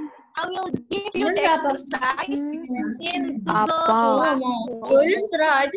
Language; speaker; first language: English; non-native, learner; Indonesian